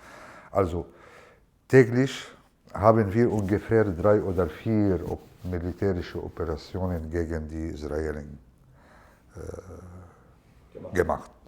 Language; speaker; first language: German; non-native, fluent; Arabic